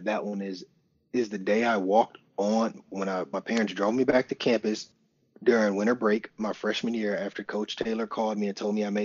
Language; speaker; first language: English; native; English